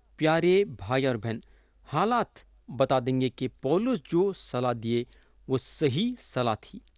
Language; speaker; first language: Urdu; native; Urdu